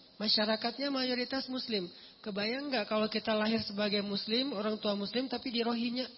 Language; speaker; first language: Indonesian; native; Indonesian